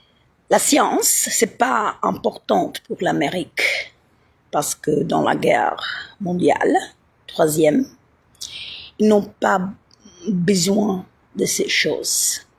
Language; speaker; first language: French; non-native, learner; Italian